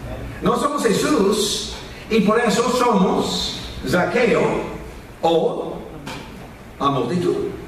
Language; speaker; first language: Spanish; non-native, fluent; English